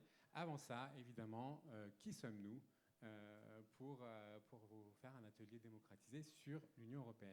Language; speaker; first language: French; native; French